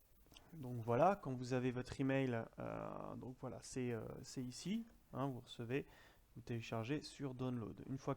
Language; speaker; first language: French; native; French